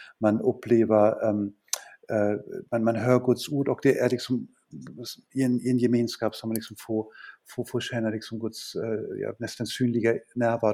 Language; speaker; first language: Swedish; non-native, fluent; German